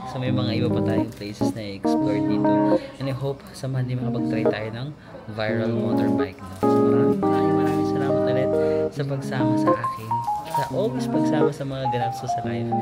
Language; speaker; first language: Filipino; non-native, local second language; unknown